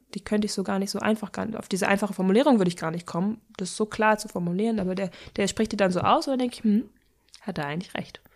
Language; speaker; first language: German; native; German